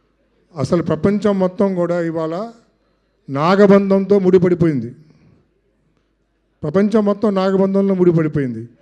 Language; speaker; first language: Telugu; native; Telugu